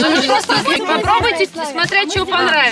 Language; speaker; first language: Russian; native; Russian